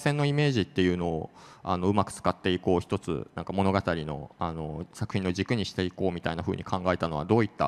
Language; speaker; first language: Japanese; native; Japanese